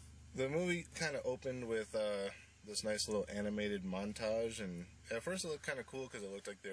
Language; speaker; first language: English; native; English